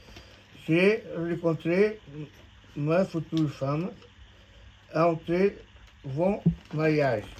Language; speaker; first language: French; non-native, learner; Portuguese